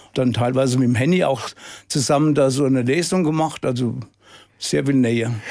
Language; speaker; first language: German; native; German